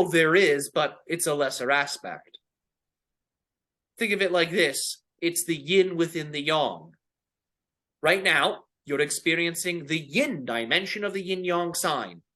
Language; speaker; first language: English; native; English